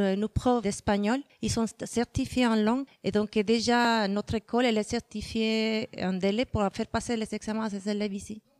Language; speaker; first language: French; non-native, fluent; Spanish